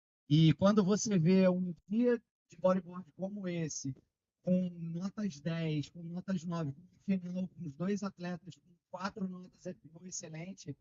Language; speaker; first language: Portuguese; native; Portuguese